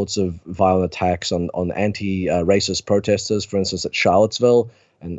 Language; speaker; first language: English; native; English